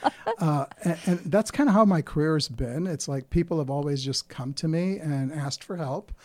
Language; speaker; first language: English; early bilingual, other home language; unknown